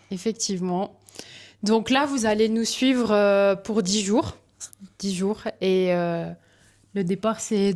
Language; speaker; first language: French; native; French